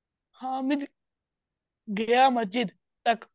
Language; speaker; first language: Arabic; non-native, learner; Urdu